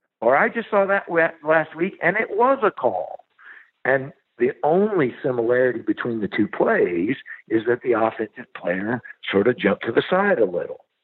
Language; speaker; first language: English; native; English